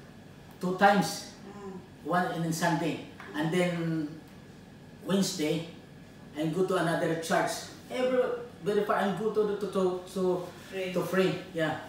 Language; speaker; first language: English; non-native, learner; Filipino